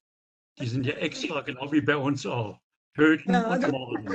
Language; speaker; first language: German; native; German